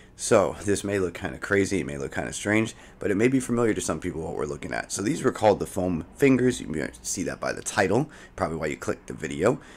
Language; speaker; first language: English; native; English